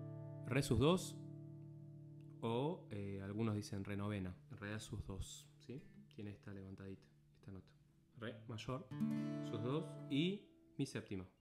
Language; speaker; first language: Spanish; native; Spanish